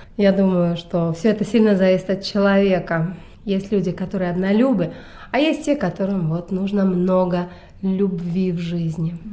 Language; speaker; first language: Russian; native; Russian